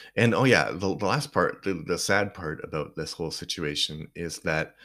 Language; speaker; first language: English; native; English